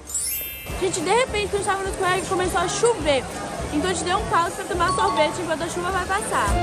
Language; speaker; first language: Portuguese; native; Portuguese